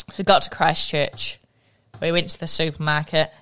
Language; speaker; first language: English; native; English